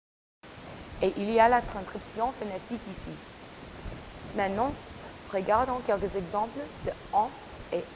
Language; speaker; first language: French; non-native, learner; English